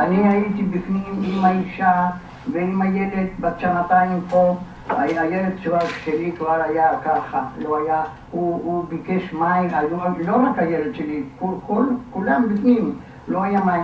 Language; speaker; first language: Hebrew; non-native, fluent; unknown